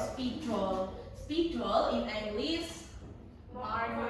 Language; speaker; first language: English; non-native, learner; Indonesian